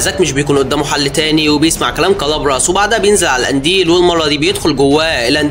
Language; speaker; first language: Arabic; native; Arabic